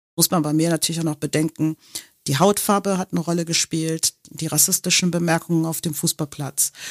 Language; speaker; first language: German; non-native, local second language; English